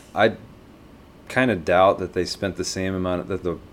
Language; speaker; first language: English; native; English